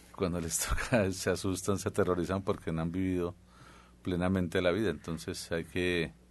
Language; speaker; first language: Spanish; native; Spanish